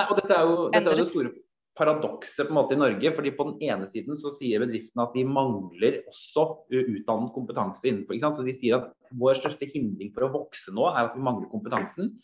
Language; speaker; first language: Norwegian; native; Norwegian